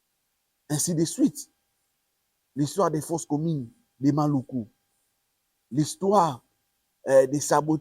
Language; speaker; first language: French; non-native, local second language; Lingala